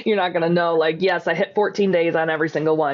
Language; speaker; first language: English; native; English